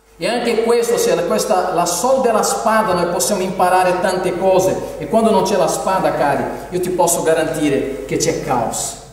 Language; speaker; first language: Italian; non-native, fluent; Portuguese